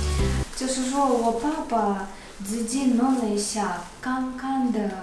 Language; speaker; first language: Chinese; non-native, fluent; Russian